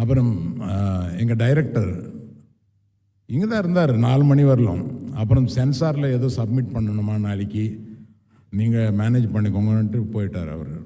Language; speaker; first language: Tamil; non-native, local second language; Telugu